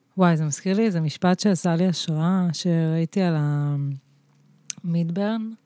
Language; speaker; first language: Hebrew; native; Hebrew